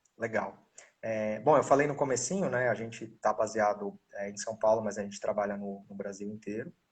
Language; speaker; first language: Portuguese; native; Portuguese